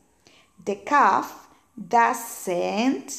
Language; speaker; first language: English; non-native, fluent; Spanish